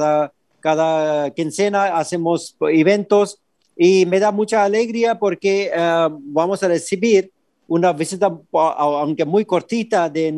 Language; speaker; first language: Spanish; non-native, fluent; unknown